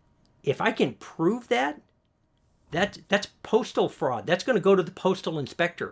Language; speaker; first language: English; native; English